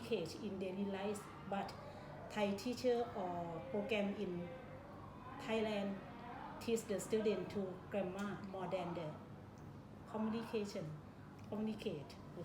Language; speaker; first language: English; non-native, learner; Thai